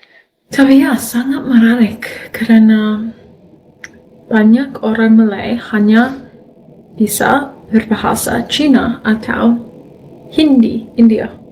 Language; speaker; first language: Indonesian; non-native, fluent; Russian